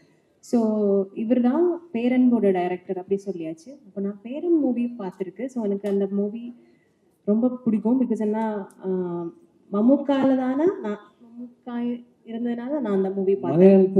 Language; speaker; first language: Tamil; non-native, learner; Malayalam